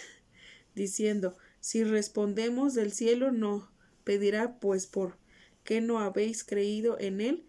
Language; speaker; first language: Spanish; native; Spanish